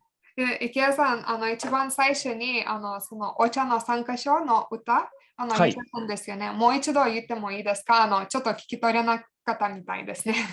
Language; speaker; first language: Japanese; non-native, fluent; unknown